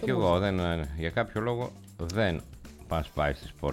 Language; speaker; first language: Greek; native; Greek